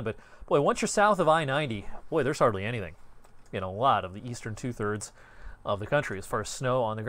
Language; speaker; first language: English; native; English